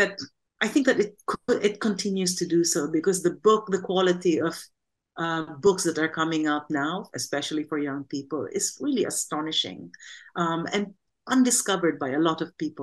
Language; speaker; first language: English; non-native, local second language; Filipino